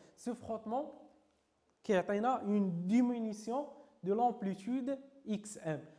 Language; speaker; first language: French; non-native, local second language; Arabic